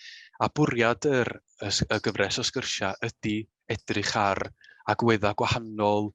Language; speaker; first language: Welsh; native; Welsh